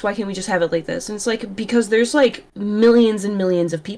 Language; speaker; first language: English; native; English